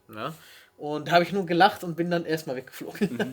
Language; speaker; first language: German; native; German